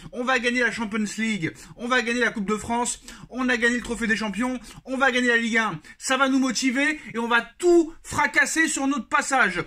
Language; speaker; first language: French; native; French